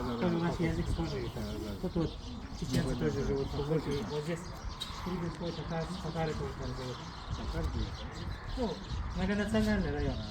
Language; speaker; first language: Russian; non-native, local second language; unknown